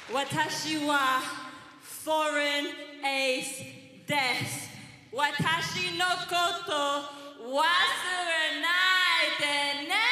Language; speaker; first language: Japanese; non-native, learner; English